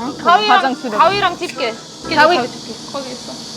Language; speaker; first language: Korean; non-native, fluent; German